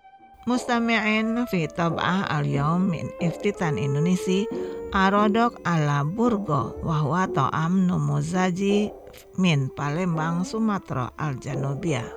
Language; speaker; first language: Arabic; non-native, fluent; Indonesian